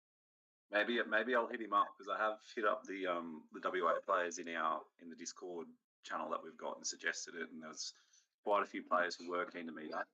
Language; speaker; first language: English; native; English